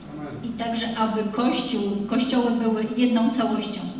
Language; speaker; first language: Russian; non-native, learner; Polish